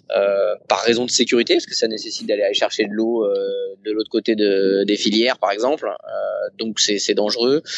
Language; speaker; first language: French; native; French